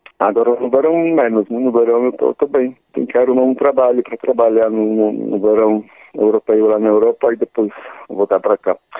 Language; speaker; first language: Portuguese; non-native, fluent; Polish